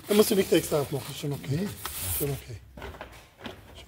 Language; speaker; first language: German; native; German